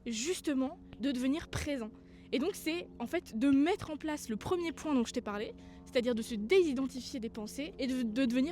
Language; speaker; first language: French; native; French